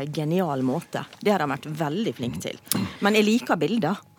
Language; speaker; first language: Norwegian; native; Norwegian